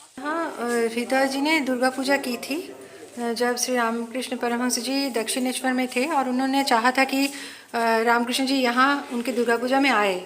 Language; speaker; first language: Hindi; non-native, local second language; Bangla